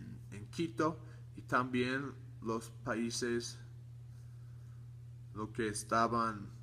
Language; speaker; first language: Spanish; non-native, learner; English